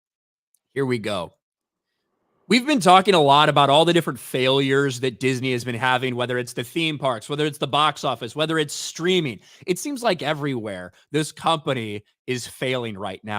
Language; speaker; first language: English; native; English